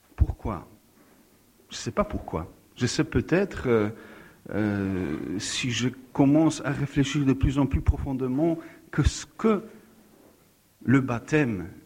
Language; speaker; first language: French; non-native, fluent; Polish